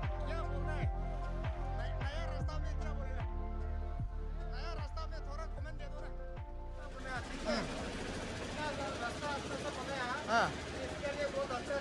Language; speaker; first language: Hindi; non-native, local second language; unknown